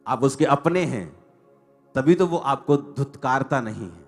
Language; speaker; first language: Hindi; non-native, local second language; Punjabi